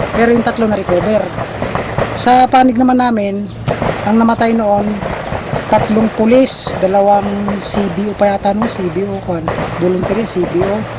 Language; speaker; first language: Filipino; non-native, local second language; Iloko